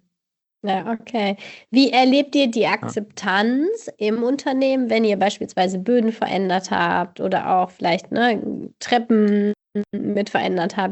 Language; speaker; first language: German; native; German